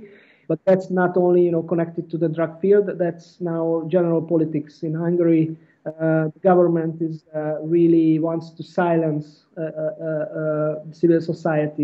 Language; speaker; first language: English; non-native, fluent; Hungarian